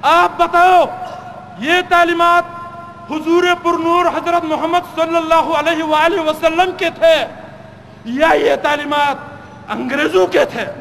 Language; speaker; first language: Urdu; non-native, local second language; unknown